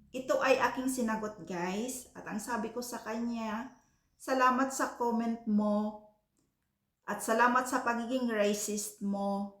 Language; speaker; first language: Filipino; non-native, local second language; Cebuano